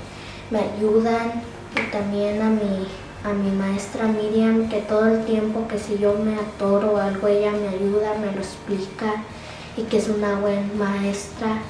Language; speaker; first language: Spanish; early bilingual, other home language; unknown